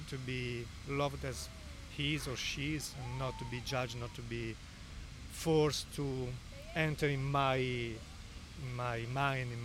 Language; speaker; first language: English; non-native, learner; Italian